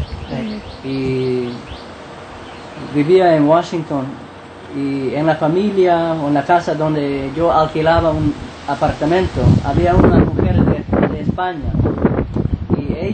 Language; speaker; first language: Spanish; non-native, fluent; English